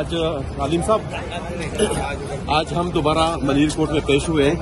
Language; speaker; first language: Urdu; native; Urdu